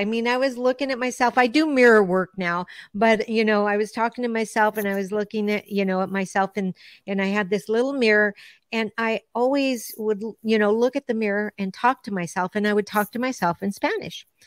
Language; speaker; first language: English; early bilingual, other home language; Spanish